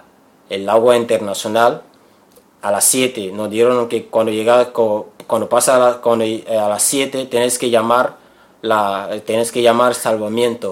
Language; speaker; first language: Spanish; non-native, learner; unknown